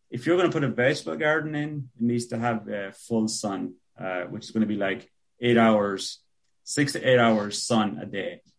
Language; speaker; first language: English; native; English